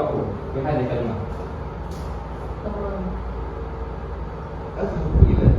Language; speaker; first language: Arabic; non-native, learner; Malay